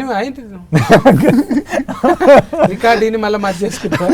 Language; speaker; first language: Telugu; native; Telugu